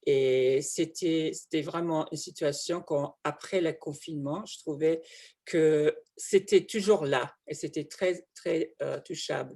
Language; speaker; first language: French; non-native, fluent; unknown